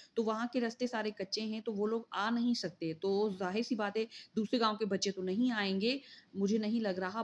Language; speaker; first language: Urdu; non-native, local second language; Sindhi